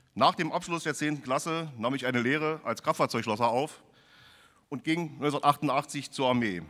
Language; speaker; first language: German; native; German